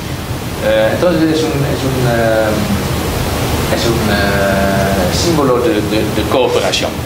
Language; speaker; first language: Spanish; non-native, learner; Dutch